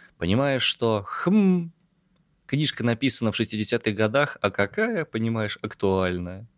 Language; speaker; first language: Russian; native; Russian